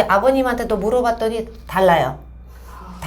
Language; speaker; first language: Korean; non-native, fluent; Russian